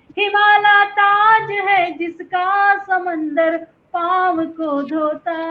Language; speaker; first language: Hindi; native; Hindi